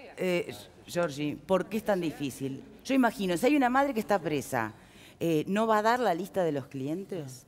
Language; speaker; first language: Spanish; native; Spanish